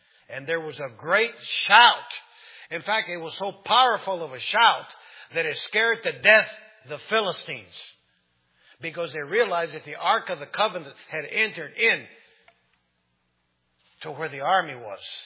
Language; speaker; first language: English; non-native, fluent; Spanish